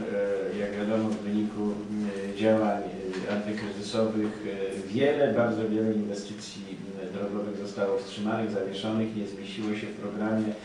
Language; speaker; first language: Polish; native; Polish